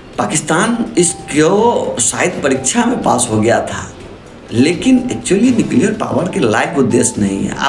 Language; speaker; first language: Hindi; non-native, local second language; Maithili